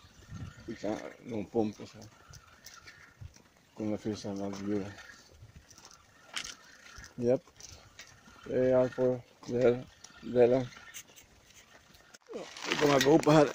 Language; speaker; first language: Swedish; non-native, learner; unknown